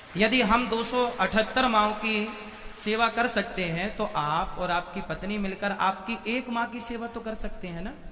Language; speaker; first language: Hindi; native; Hindi